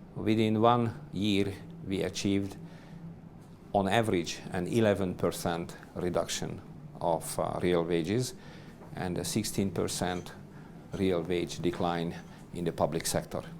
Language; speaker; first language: English; non-native, fluent; Hungarian